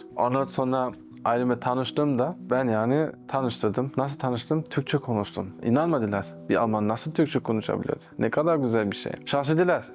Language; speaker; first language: Turkish; non-native, fluent; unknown